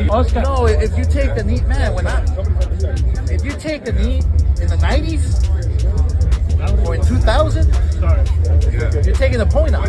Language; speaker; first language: English; native; English